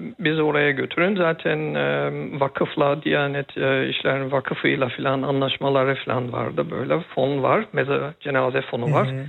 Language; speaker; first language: Turkish; early bilingual, heritage; Turkish